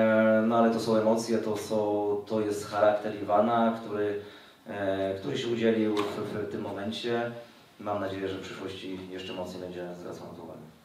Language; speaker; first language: Polish; native; Polish